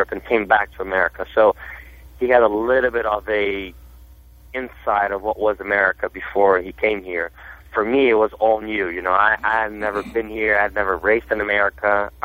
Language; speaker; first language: English; non-native, fluent; Portuguese